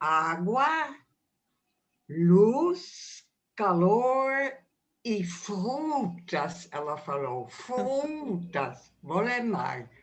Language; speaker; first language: Portuguese; non-native, fluent; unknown